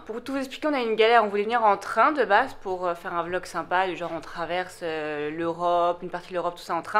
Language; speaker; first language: French; native; French